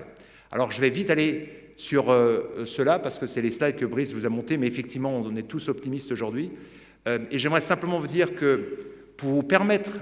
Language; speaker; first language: French; native; French